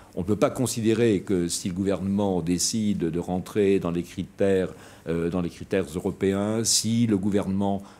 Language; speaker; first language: French; native; French